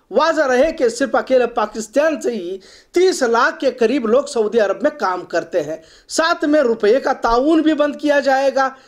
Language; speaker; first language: Urdu; native; Urdu